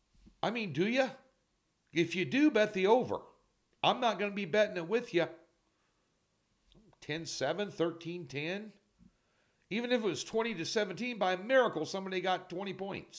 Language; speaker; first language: English; native; English